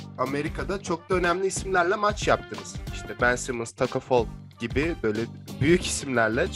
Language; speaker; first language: Turkish; native; Turkish